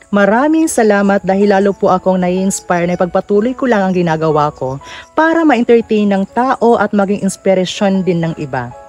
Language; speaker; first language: Filipino; non-native, local second language; Waray